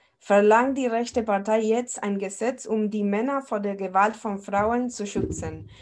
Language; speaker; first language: German; non-native, fluent; Spanish